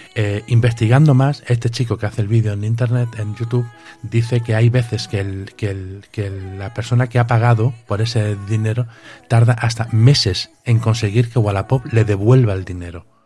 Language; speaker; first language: Spanish; native; Spanish